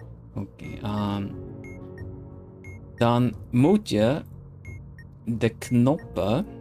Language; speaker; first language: Dutch; non-native, learner; Swedish